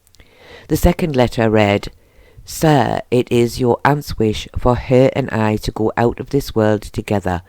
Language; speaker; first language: English; native; English